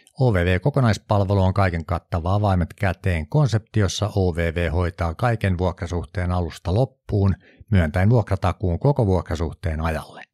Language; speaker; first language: Finnish; native; Finnish